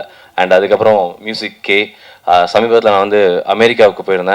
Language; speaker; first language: Tamil; native; Tamil